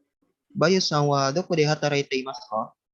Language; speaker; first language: Japanese; non-native, learner; Indonesian